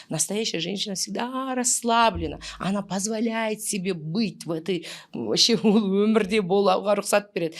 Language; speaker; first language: Russian; non-native, local second language; Kazakh